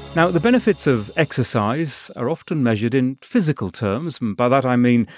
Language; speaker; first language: English; native; English